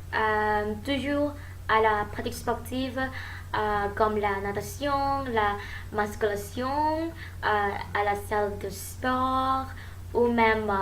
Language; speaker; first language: French; non-native, learner; Thai